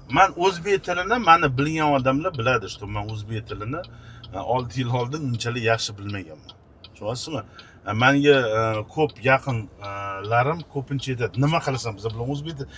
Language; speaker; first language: Uzbek; non-native, local second language; Russian